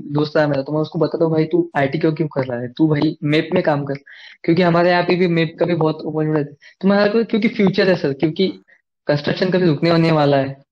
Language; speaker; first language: Hindi; non-native, local second language; Marathi